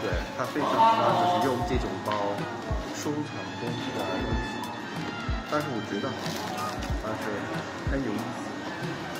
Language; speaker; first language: Chinese; non-native, fluent; English